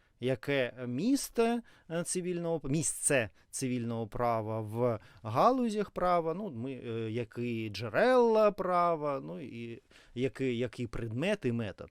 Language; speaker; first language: Ukrainian; non-native, local second language; Russian